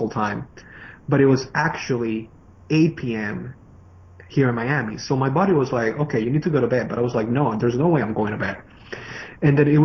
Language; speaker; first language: English; non-native, fluent; Spanish